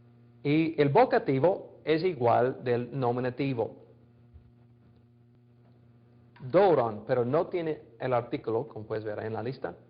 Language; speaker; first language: Spanish; non-native, fluent; English